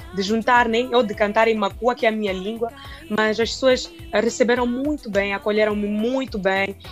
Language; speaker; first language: Portuguese; non-native, local second language; Makhuwa